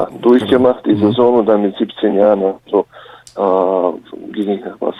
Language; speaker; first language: German; early bilingual, other home language; Bosnian